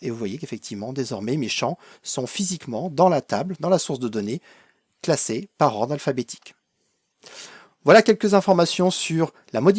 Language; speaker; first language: French; native; French